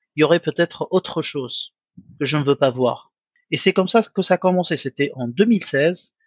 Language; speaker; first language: French; non-native, local second language; Arabic